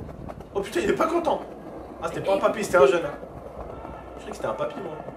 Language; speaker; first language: French; native; French